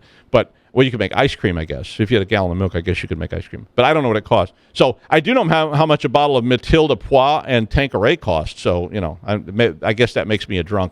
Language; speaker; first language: English; native; English